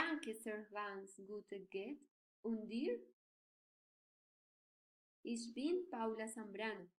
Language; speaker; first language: German; non-native, learner; Spanish